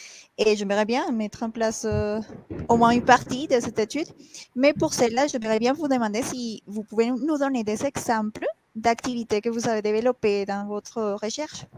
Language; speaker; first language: French; non-native, fluent; Spanish